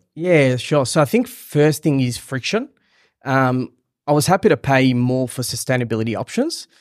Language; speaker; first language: English; early bilingual, other home language; Hebrew